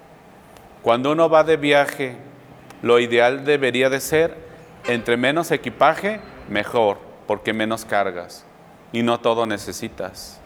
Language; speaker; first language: Spanish; native; Spanish